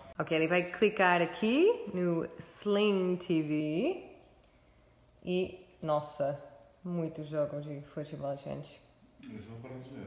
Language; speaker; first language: Portuguese; non-native, fluent; English